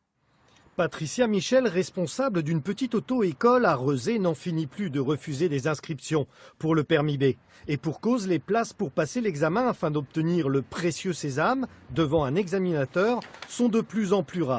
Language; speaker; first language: French; native; French